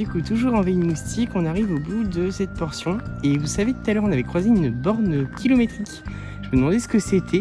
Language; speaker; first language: French; native; French